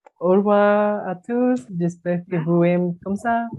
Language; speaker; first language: French; non-native, learner; Spanish